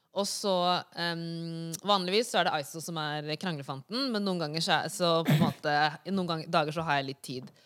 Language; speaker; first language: Norwegian; early bilingual, other home language; Wolof